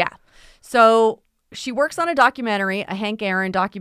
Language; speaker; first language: English; native; English